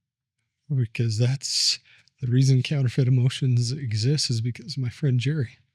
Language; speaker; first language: English; native; English